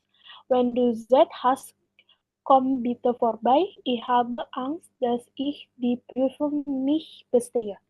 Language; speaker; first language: German; non-native, learner; Indonesian